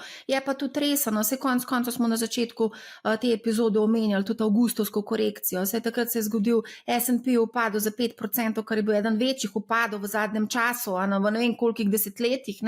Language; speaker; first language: Slovenian; native; Slovenian